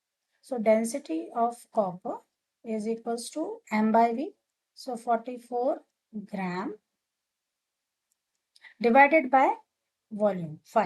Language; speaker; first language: English; non-native, local second language; Hindi